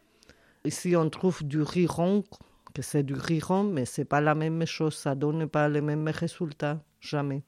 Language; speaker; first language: French; non-native, fluent; Spanish